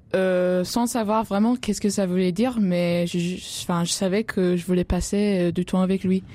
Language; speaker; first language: French; non-native, fluent; English